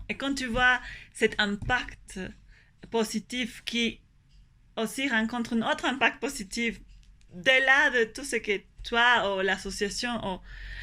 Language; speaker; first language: French; non-native, fluent; Spanish